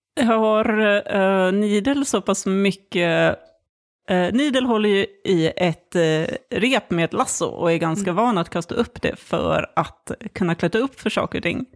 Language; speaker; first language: Swedish; native; Swedish